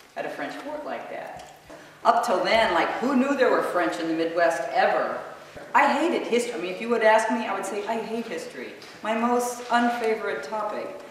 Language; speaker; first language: English; native; English